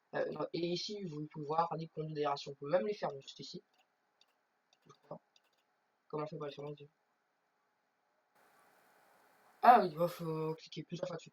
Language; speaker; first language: French; native; French